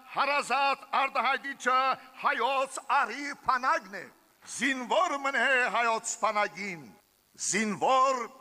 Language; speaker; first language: Armenian; early bilingual, heritage; Armenian